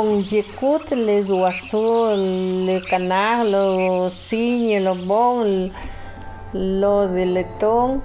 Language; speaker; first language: French; non-native, learner; Spanish